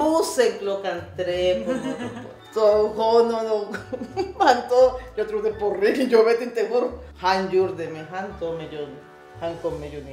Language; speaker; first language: Swedish; non-native, learner; Spanish